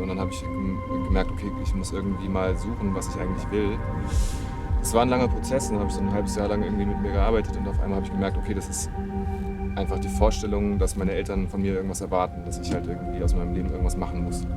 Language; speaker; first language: German; native; German